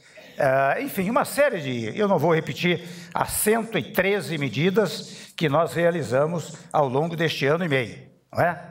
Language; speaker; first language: Portuguese; native; Portuguese